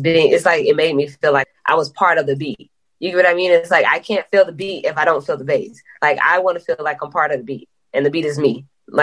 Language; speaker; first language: English; native; English